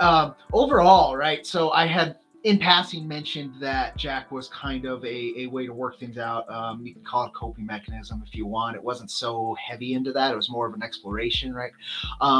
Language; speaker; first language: English; native; English